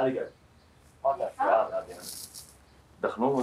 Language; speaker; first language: Arabic; native; Arabic